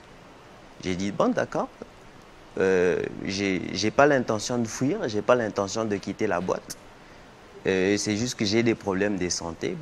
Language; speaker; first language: French; non-native, local second language; Lingala